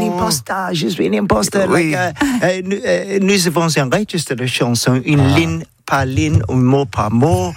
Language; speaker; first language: French; non-native, learner; English